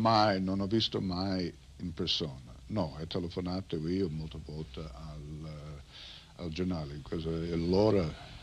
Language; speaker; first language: Italian; non-native, learner; English